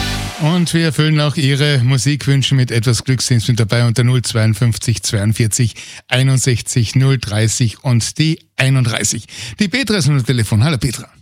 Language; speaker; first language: German; native; German